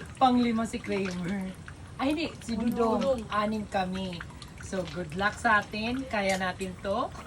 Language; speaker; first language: Filipino; non-native, local second language; Waray